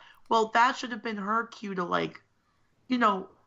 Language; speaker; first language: English; native; English